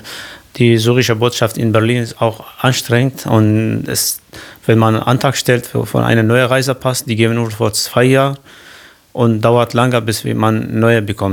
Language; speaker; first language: German; non-native, fluent; Arabic